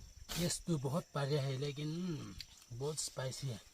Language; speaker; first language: Hindi; non-native, local second language; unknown